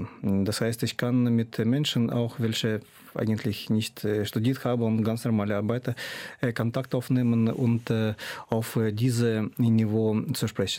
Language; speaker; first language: German; non-native, fluent; Russian